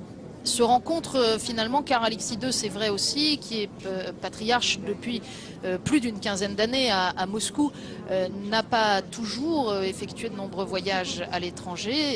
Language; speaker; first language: French; native; French